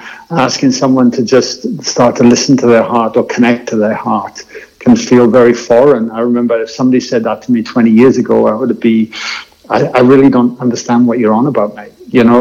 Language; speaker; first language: English; native; English